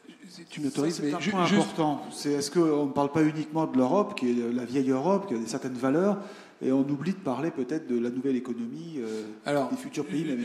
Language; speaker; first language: French; native; French